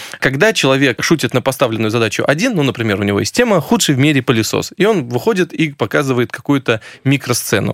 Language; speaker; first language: Russian; native; Russian